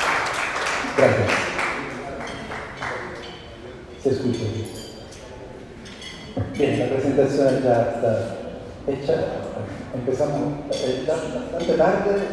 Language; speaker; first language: Spanish; non-native, fluent; Italian